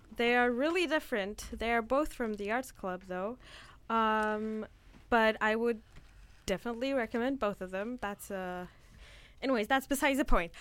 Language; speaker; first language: English; non-native, fluent; Turkish